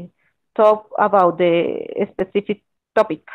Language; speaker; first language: English; non-native, learner; Spanish